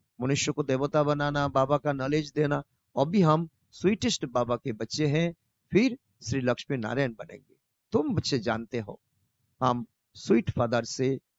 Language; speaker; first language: Hindi; non-native, local second language; Bangla